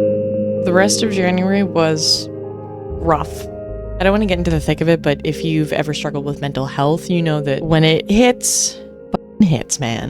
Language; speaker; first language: English; native; English